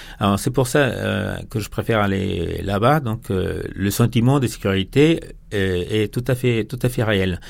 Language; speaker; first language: French; non-native, fluent; Spanish